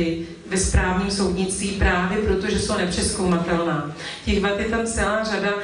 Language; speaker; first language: Czech; native; Czech